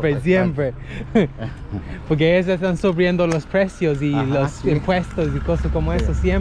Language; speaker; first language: Spanish; non-native, learner; English